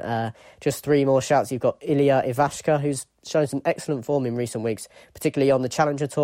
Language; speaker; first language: English; native; English